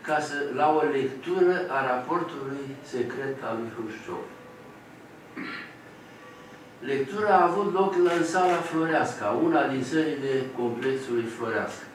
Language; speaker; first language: Romanian; native; Romanian